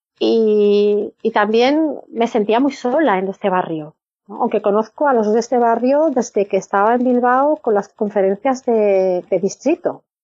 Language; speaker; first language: Spanish; native; Spanish